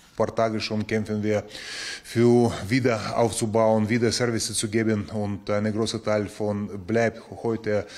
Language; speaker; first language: German; non-native, learner; Ukrainian